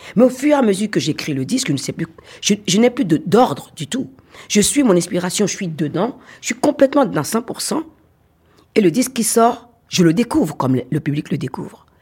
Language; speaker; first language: French; non-native, local second language; Fon